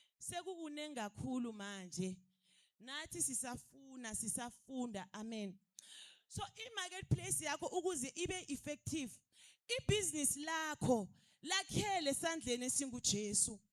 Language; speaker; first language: Zulu; non-native, local second language; South Ndebele